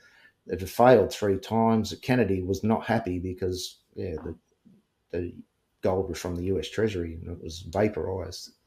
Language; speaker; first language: English; native; English